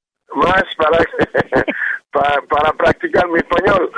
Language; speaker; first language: Spanish; non-native, learner; Haitian Creole